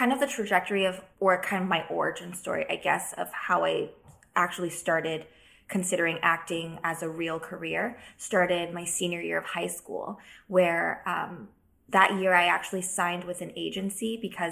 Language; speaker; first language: English; native; English